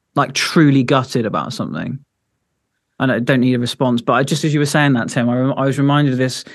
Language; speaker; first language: English; native; English